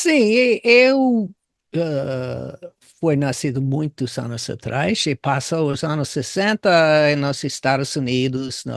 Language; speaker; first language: Portuguese; non-native, fluent; English